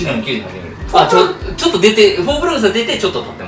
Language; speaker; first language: Japanese; native; Japanese